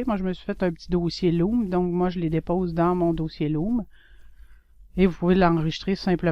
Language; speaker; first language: French; native; French